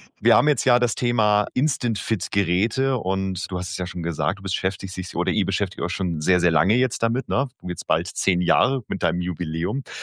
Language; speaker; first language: German; native; German